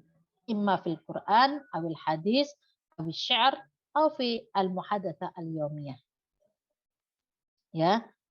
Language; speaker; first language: Arabic; non-native, fluent; Indonesian